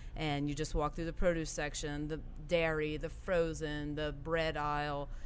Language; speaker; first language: English; native; English